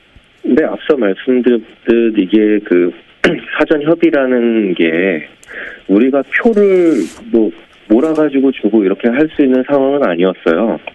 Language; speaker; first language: Korean; native; Korean